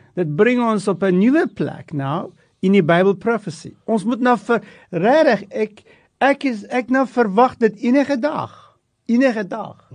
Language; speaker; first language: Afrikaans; non-native, local second language; English